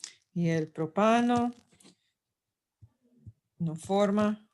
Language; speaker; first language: Spanish; non-native, fluent; English